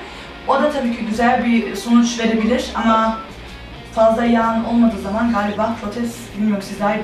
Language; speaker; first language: Turkish; early bilingual, heritage; Turkish